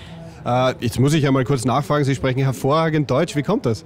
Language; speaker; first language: German; native; German